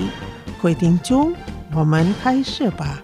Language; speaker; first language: Chinese; non-native, fluent; Indonesian